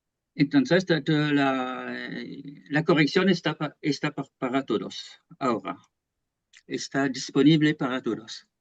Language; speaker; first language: Spanish; non-native, fluent; French